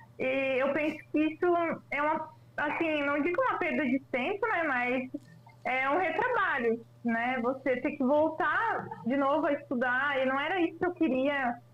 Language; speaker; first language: Portuguese; native; Portuguese